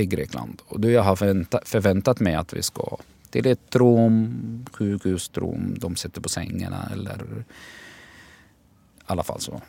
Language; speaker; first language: Swedish; non-native, fluent; Arabic